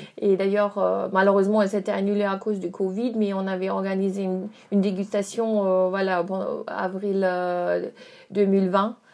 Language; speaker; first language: French; non-native, fluent; German